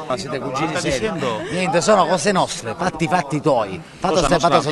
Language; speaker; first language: Italian; native; Italian